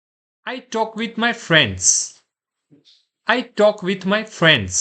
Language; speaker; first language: English; non-native, fluent; Gujarati